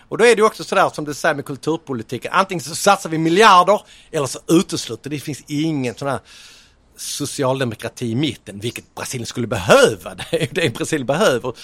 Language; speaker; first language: Swedish; native; Swedish